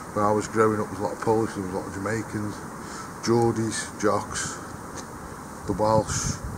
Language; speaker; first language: English; native; English